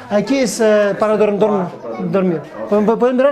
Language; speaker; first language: Spanish; non-native, learner; Russian